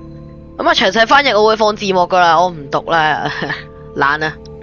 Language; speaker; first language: Chinese; native; Chinese